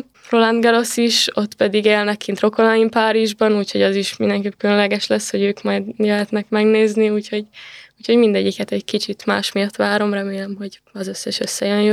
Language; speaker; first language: Hungarian; native; Hungarian